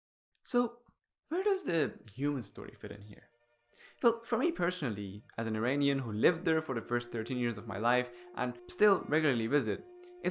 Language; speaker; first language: English; non-native, fluent; Persian